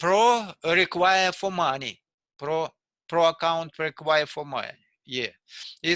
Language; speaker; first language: English; non-native, learner; Russian